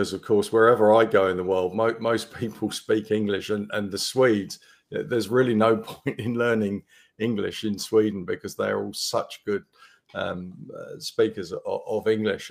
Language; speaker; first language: English; native; English